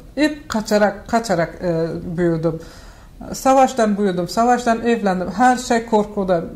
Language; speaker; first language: Turkish; non-native, learner; Persian